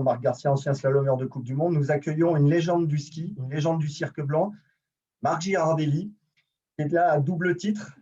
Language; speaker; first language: French; native; French